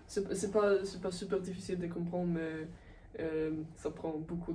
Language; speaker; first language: French; non-native, learner; Swedish